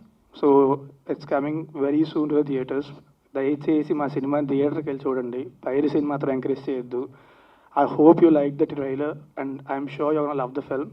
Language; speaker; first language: Telugu; native; Telugu